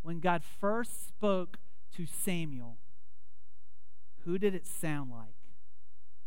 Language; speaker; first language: English; native; English